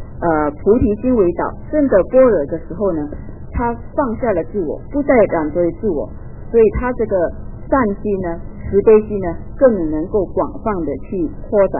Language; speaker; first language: Chinese; native; Chinese